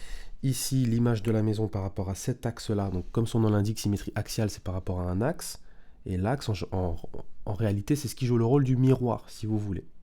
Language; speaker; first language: French; native; French